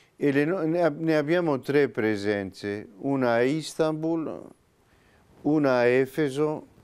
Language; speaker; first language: Italian; non-native, fluent; Turkish